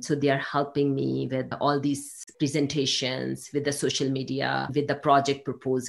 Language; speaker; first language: English; non-native, local second language; Urdu